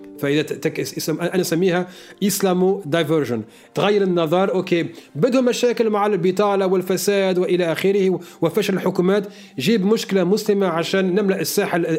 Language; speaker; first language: Arabic; early bilingual, heritage; Arabic